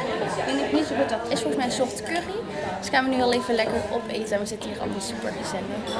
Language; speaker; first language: Dutch; native; Dutch